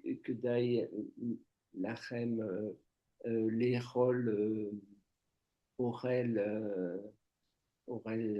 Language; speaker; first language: Hebrew; non-native, learner; French